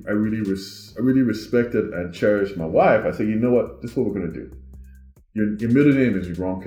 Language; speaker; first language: English; non-native, local second language; Igbo